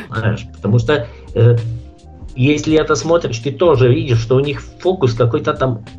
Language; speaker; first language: Russian; non-native, fluent; Czech